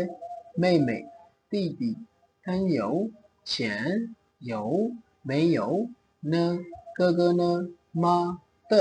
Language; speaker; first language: Chinese; non-native, fluent; Burmese